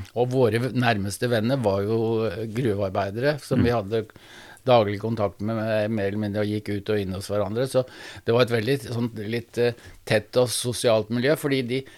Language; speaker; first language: Norwegian; native; Norwegian